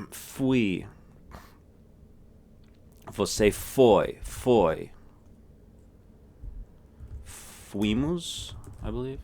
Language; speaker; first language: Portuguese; non-native, fluent; English